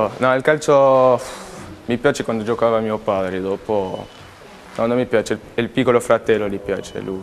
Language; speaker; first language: Italian; non-native, fluent; Spanish